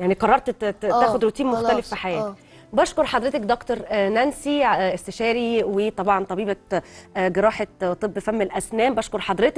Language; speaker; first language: Arabic; native; Arabic